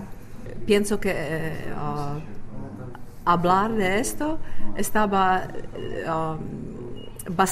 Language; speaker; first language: Spanish; non-native, fluent; Czech